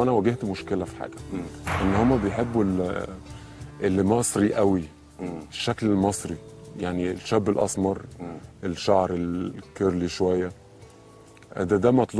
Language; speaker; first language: Arabic; native; Arabic